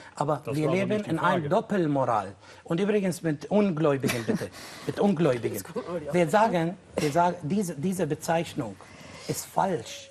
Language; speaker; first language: German; non-native, fluent; Arabic